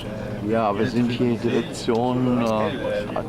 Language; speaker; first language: German; native; German